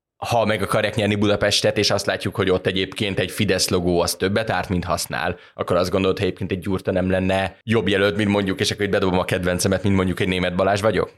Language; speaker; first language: Hungarian; native; Hungarian